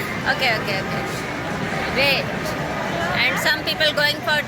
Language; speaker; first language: English; non-native, learner; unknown